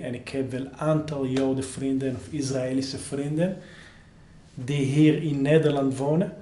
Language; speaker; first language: Dutch; non-native, fluent; Hebrew